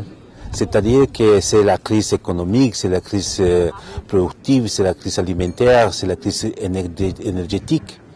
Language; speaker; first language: French; non-native, fluent; Spanish